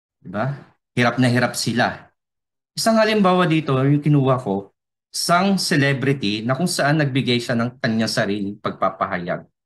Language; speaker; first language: Filipino; non-native, local second language; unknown